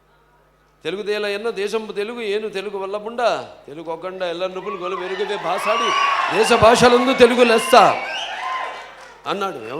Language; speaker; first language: Telugu; native; Telugu